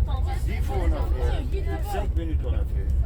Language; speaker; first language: French; non-native, learner; Turkish